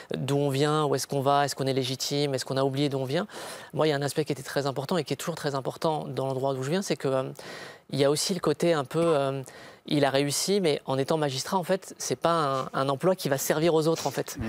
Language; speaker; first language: French; native; French